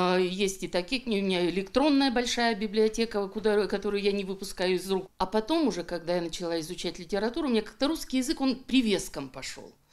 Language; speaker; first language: Russian; native; Russian